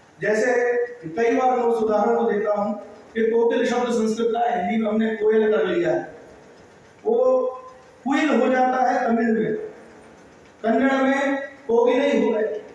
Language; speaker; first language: Hindi; native; Hindi